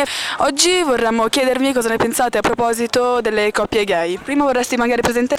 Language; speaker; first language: Italian; native; Italian